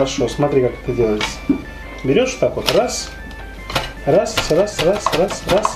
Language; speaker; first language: Russian; native; Russian